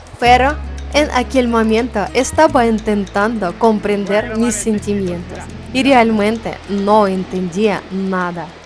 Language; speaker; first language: Spanish; non-native, learner; Ukrainian